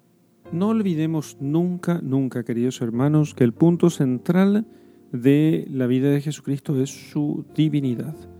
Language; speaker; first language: Spanish; native; Spanish